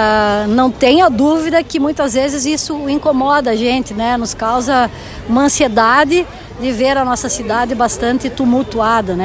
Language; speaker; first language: Portuguese; native; Portuguese